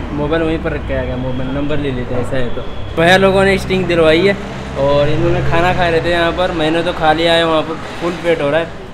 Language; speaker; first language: Hindi; native; Hindi